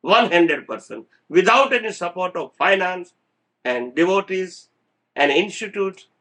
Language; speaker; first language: English; non-native, local second language; Gujarati